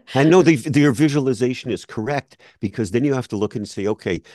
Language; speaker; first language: English; native; English